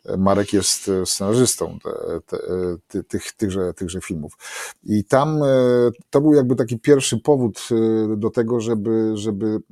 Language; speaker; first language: Polish; native; Polish